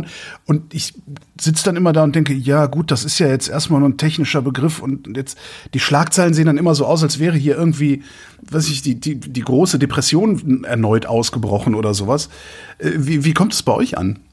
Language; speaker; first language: German; native; German